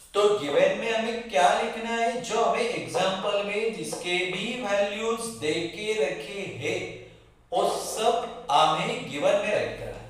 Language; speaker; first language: Hindi; non-native, local second language; Marathi